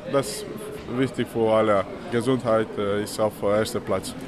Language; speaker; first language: German; non-native, learner; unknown